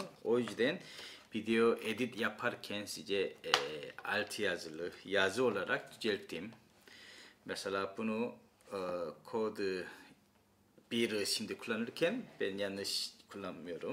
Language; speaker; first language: Turkish; non-native, fluent; Korean